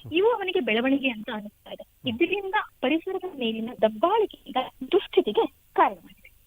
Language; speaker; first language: Kannada; native; Kannada